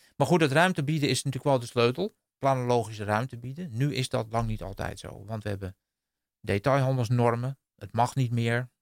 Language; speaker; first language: Dutch; native; Dutch